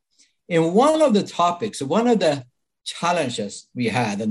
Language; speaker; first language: English; non-native, fluent; Swedish